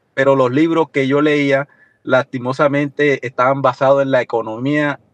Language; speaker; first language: Spanish; native; Spanish